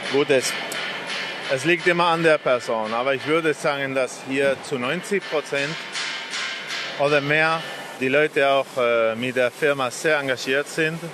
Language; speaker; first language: German; non-native, fluent; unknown